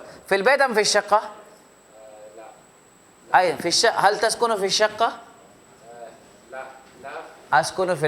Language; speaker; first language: Arabic; non-native, fluent; Urdu